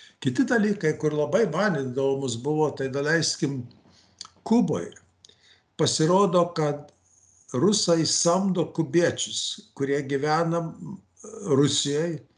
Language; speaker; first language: Lithuanian; early bilingual, heritage; Lithuanian